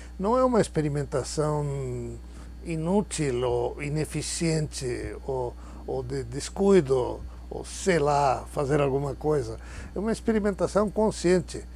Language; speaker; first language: Portuguese; non-native, fluent; Spanish